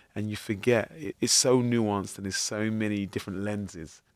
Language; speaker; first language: English; native; English